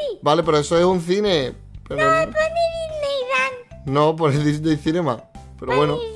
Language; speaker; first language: Spanish; native; Spanish